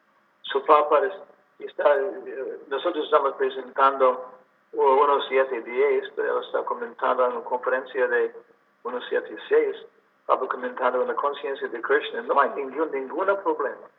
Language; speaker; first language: Spanish; non-native, learner; English